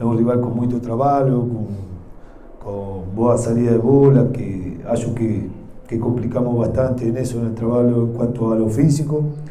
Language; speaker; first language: Portuguese; non-native, learner; Spanish